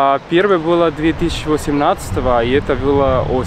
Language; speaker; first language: Russian; non-native, fluent; Spanish